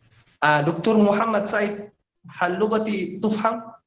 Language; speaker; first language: Arabic; non-native, learner; Indonesian